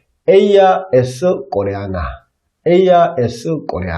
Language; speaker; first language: Spanish; non-native, learner; Korean